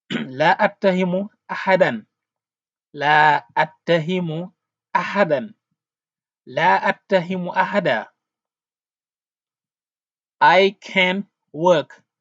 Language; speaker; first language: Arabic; non-native, fluent; Wolof